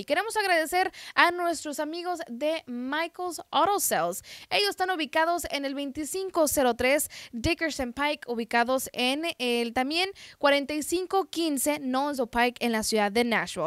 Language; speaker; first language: Spanish; native; Spanish